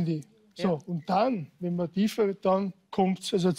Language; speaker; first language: German; native; German